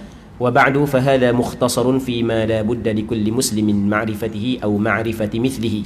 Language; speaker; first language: Arabic; non-native, fluent; Malay